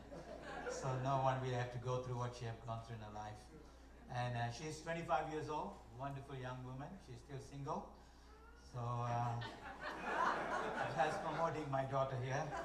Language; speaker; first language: English; non-native, local second language; Tamil